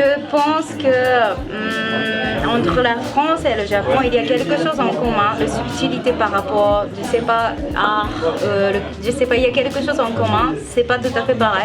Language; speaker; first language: French; non-native, fluent; Japanese